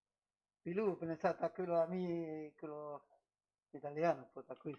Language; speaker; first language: Italian; non-native, learner; Chinese